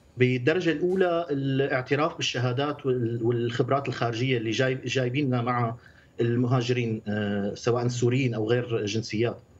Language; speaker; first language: Arabic; native; Arabic